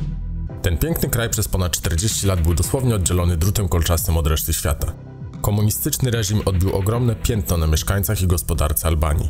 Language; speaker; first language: Polish; native; Polish